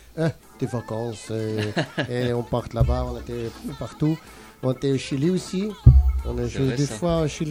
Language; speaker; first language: French; non-native, learner; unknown